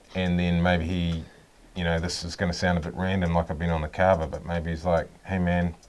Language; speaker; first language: English; native; English